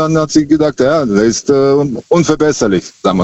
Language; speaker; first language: German; native; German